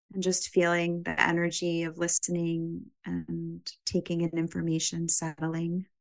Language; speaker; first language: English; native; English